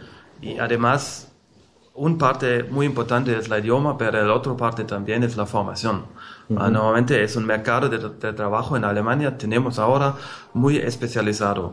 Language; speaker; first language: Spanish; non-native, fluent; German